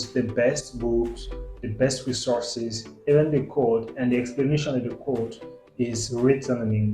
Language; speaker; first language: English; non-native, fluent; French